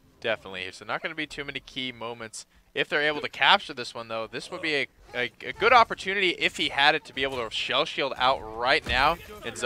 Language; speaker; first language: English; native; English